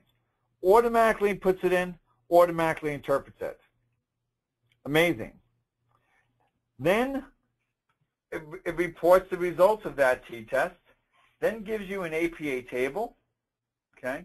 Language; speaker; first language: English; native; English